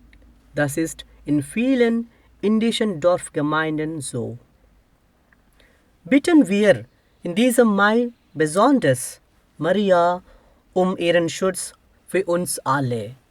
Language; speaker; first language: German; non-native, fluent; Telugu